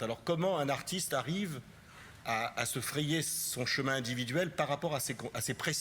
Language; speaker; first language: French; native; French